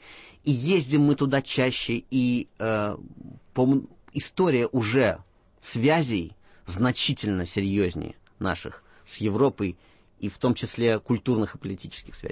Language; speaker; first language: Russian; native; Russian